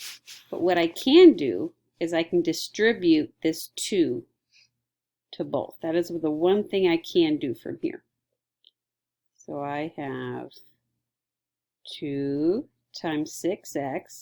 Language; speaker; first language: English; native; English